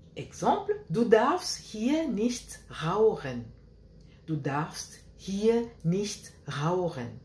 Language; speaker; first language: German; non-native, fluent; French